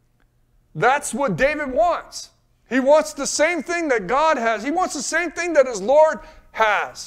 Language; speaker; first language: English; native; English